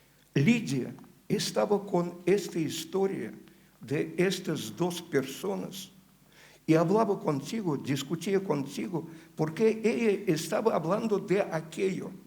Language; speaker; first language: Spanish; non-native, learner; Russian